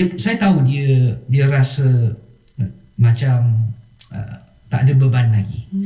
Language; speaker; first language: Malay; non-native, local second language; Chinese